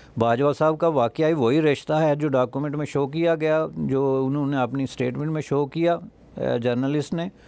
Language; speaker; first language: Urdu; non-native, local second language; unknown